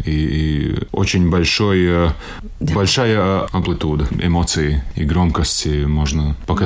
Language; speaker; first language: Russian; non-native, local second language; Latvian